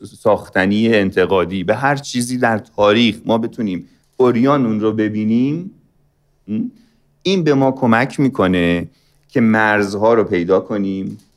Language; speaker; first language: Persian; native; Persian